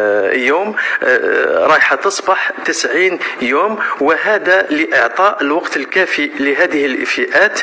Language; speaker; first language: Arabic; native; Arabic